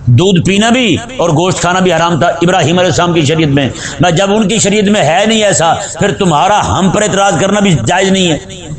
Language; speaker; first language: Urdu; non-native, local second language; Punjabi